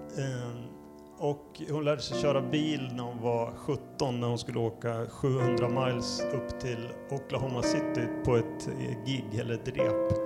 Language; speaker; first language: Swedish; native; Swedish